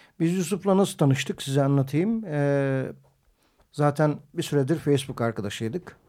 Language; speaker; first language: Turkish; native; Turkish